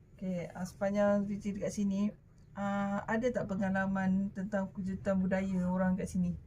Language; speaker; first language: Malay; native; Malay